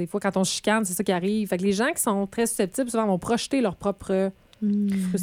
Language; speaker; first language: French; native; French